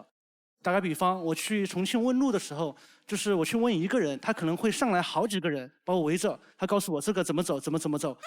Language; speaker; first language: Chinese; native; Chinese